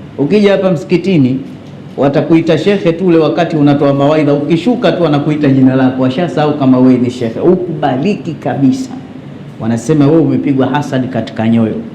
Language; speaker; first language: Swahili; native; Swahili